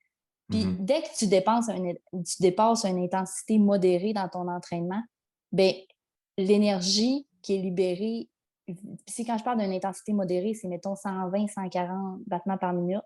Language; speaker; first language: French; native; French